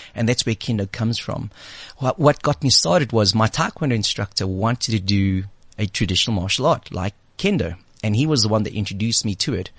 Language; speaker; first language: English; native; English